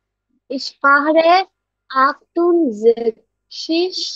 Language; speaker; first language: German; non-native, learner; Bangla